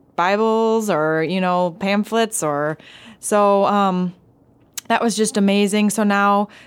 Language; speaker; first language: English; native; English